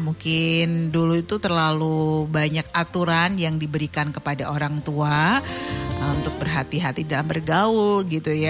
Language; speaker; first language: Indonesian; native; Indonesian